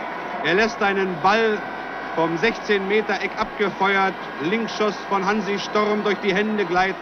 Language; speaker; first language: German; native; German